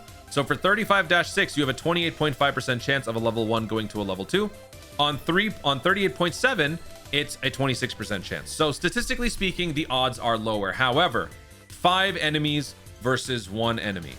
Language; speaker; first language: English; native; English